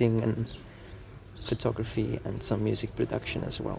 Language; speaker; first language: English; non-native, local second language; Afrikaans